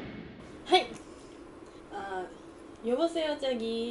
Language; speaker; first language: Korean; non-native, learner; Japanese